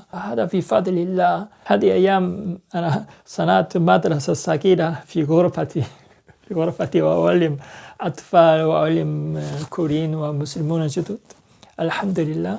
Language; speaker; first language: Arabic; non-native, learner; Korean